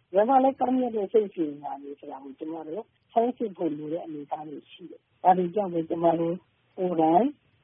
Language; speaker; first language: Burmese; native; Burmese